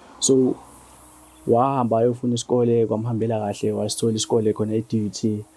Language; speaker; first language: Zulu; native; Zulu